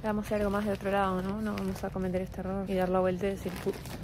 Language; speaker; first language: Spanish; early bilingual, heritage; Spanish